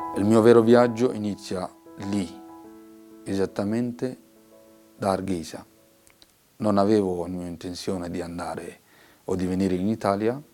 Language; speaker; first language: Italian; non-native, fluent; Somali